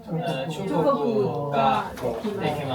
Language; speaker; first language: Japanese; non-native, learner; Chinese